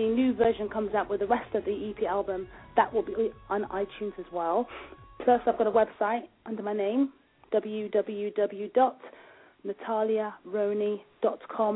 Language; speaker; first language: English; native; English